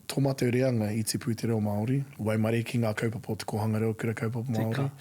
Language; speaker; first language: Māori; non-native, local second language; English